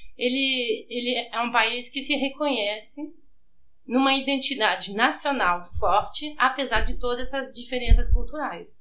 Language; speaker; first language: Portuguese; early bilingual, heritage; Portuguese